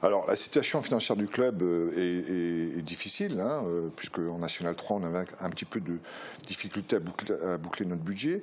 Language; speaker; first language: French; native; French